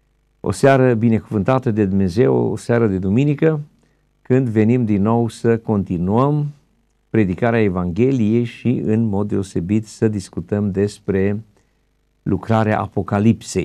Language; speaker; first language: Romanian; native; Romanian